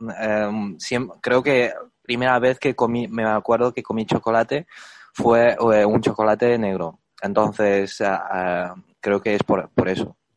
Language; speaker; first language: Spanish; non-native, fluent; Chinese